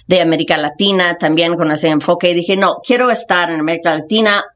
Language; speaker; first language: Spanish; non-native, fluent; English